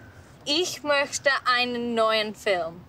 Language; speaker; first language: German; non-native, learner; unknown